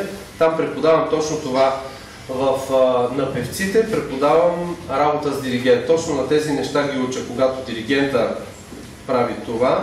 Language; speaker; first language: Bulgarian; native; Bulgarian